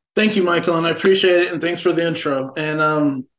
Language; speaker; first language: English; native; English